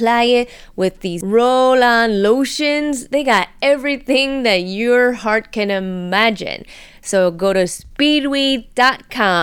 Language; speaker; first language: English; native; English